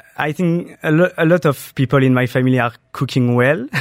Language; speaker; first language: English; non-native, fluent; French